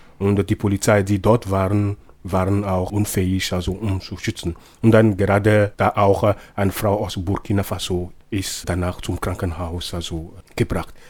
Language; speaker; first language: German; non-native, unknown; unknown